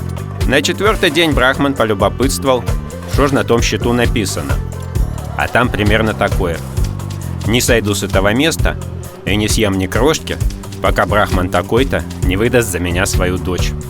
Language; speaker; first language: Russian; native; Russian